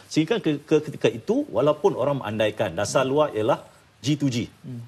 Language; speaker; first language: Malay; native; Malay